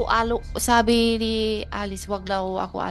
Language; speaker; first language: Filipino; early bilingual, other home language; Chinese